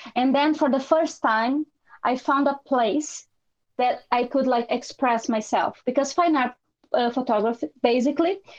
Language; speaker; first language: English; non-native, fluent; Portuguese